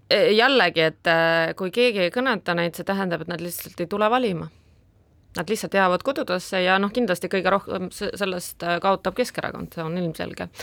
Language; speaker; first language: Estonian; non-native, local second language; Russian